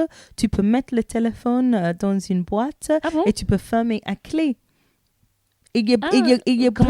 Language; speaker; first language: French; non-native, learner; English